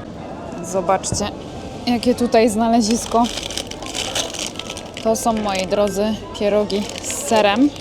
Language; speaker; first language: Polish; native; Polish